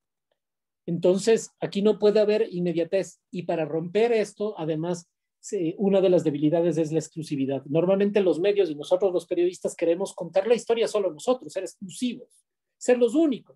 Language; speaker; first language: Spanish; native; Spanish